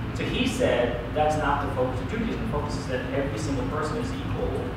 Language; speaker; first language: English; native; English